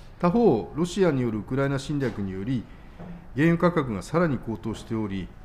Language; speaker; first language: Japanese; native; Japanese